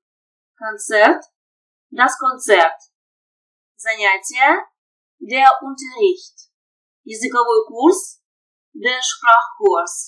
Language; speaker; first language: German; non-native, fluent; Russian